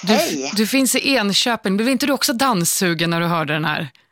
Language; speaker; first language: Swedish; native; Swedish